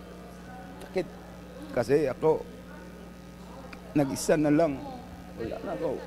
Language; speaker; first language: Filipino; non-native, local second language; Cebuano